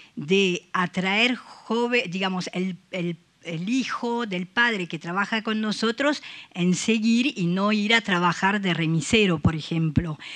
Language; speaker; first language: Spanish; non-native, fluent; French